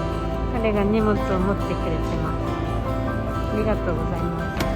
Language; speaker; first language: Japanese; native; Japanese